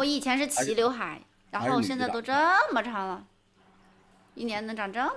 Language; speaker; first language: Chinese; native; Chinese